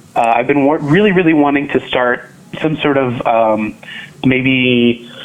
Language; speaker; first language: English; native; English